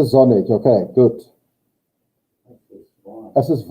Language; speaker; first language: German; non-native, fluent; English